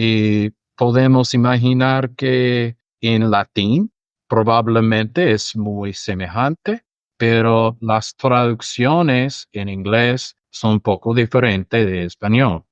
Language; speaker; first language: Spanish; non-native, fluent; English